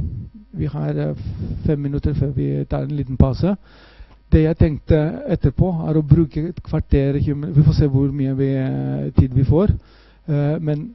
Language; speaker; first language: Norwegian; non-native, fluent; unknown